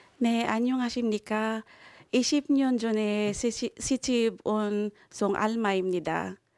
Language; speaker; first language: Korean; non-native, learner; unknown